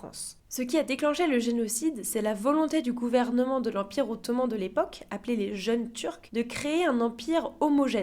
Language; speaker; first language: French; native; French